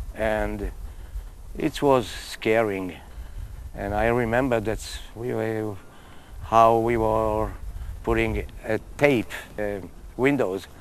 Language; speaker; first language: English; non-native, fluent; Hebrew